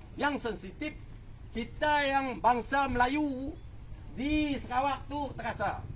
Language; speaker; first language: Malay; native; Malay